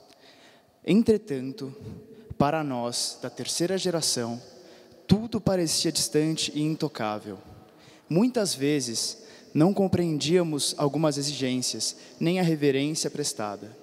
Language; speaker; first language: Portuguese; native; Portuguese